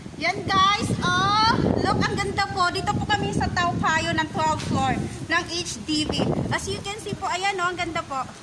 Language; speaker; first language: Filipino; non-native, local second language; Waray